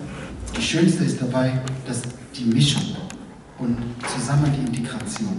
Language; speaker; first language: German; non-native, fluent; Arabic